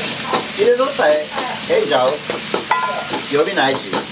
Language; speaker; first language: Japanese; native; Japanese